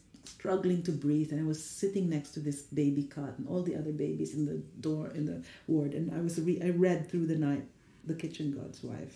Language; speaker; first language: English; non-native, local second language; Filipino